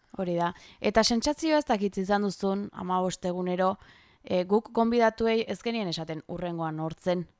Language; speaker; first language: Basque; native; Basque